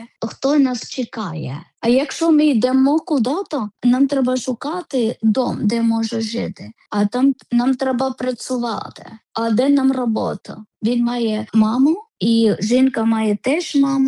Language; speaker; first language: Ukrainian; non-native, learner; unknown